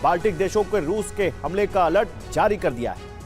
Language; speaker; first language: Hindi; native; Hindi